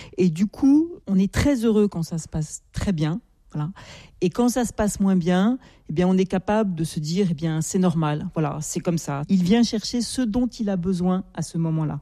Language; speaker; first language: French; native; French